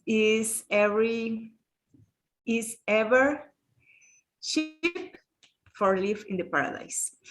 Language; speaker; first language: English; non-native, learner; Spanish